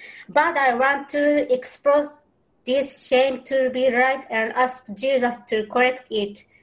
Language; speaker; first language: English; non-native, learner; Japanese